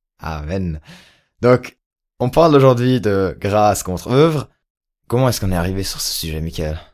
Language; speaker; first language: French; native; French